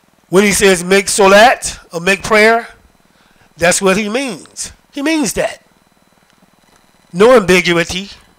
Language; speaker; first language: English; native; English